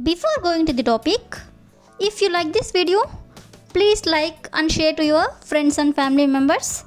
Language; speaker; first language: English; non-native, local second language; Telugu